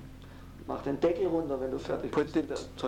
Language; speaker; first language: German; native; German